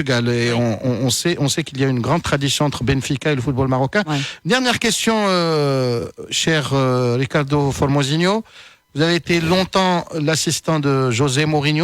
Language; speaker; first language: French; native; French